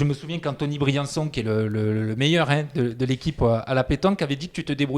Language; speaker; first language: French; native; French